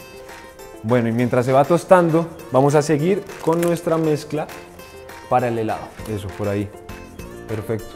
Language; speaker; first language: Spanish; native; Spanish